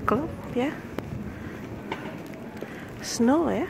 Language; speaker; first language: Dutch; non-native, learner; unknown